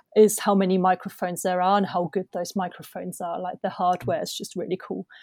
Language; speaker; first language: English; non-native, fluent; German